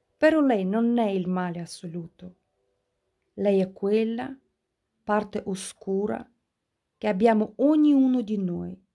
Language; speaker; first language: Italian; non-native, fluent; Russian